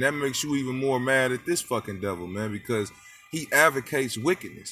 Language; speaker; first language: English; native; English